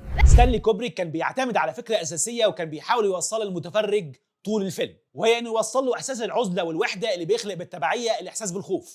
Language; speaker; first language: Arabic; native; Arabic